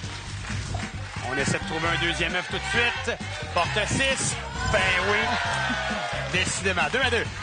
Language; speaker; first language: French; native; French